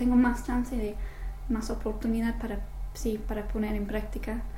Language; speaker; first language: Spanish; non-native, fluent; English